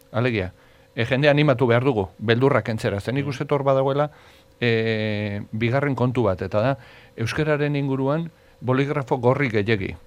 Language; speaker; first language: Basque; native; Basque